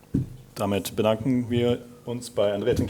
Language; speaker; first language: German; native; German